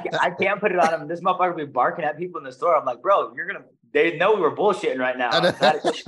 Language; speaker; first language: English; non-native, fluent; Portuguese